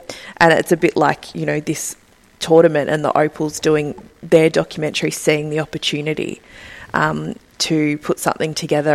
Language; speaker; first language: English; native; English